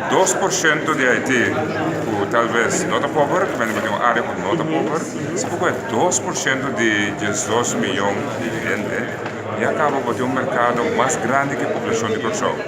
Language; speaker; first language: Portuguese; non-native, learner; Papiamento